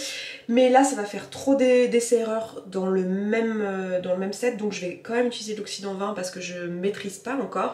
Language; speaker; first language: French; native; French